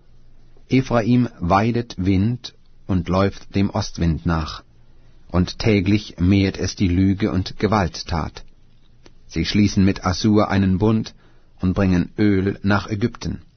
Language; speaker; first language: German; native; German